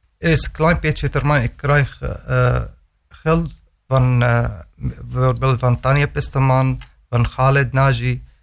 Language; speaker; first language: Dutch; non-native, learner; Arabic